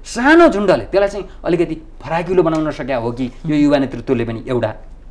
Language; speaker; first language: Nepali; native; Nepali